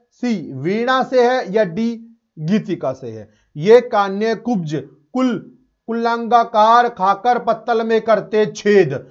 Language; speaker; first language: Hindi; non-native, local second language; Punjabi